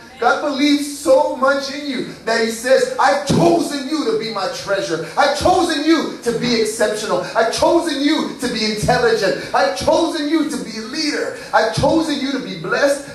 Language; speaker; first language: English; early bilingual, other home language; Spanish